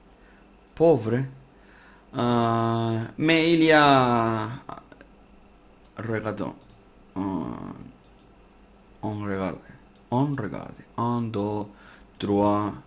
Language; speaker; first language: French; non-native, learner; Spanish